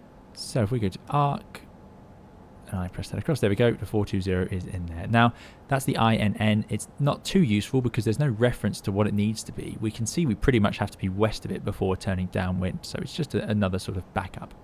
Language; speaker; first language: English; native; English